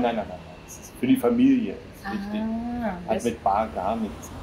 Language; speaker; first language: German; native; German